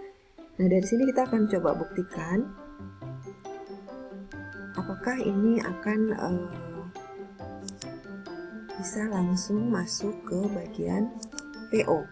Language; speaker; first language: Indonesian; native; Indonesian